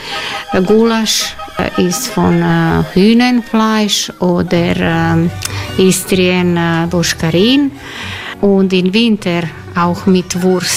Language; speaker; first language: German; non-native, learner; Croatian